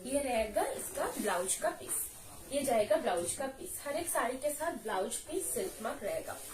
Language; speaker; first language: Hindi; non-native, local second language; Bangla